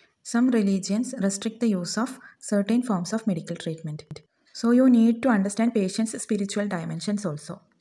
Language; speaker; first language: English; non-native, local second language; Malayalam